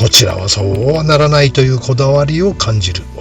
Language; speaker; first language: Japanese; native; Japanese